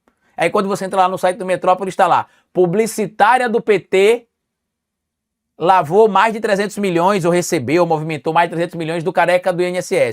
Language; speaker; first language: Portuguese; native; Portuguese